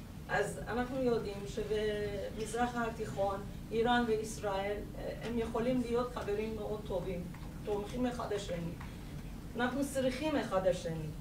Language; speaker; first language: Hebrew; non-native, learner; Persian